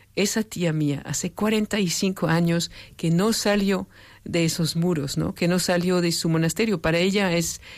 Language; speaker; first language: Spanish; non-native, fluent; French